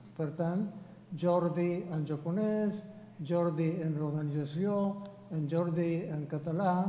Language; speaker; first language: Catalan; non-native, fluent; Japanese